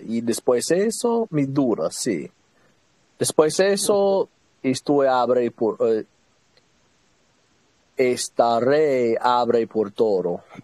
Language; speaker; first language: Spanish; non-native, learner; English